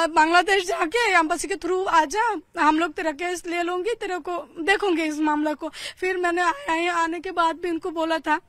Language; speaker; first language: Hindi; non-native, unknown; Bangla